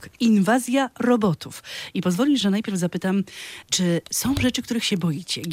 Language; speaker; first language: Polish; native; Polish